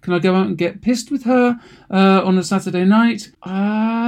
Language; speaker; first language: English; native; English